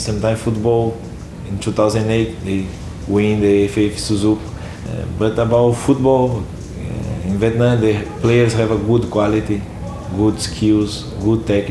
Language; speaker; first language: English; non-native, learner; Portuguese